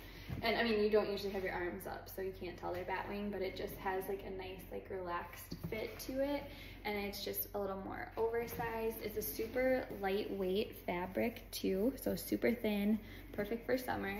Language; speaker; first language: English; native; English